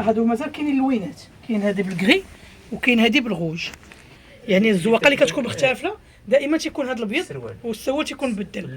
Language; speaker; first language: Arabic; native; Arabic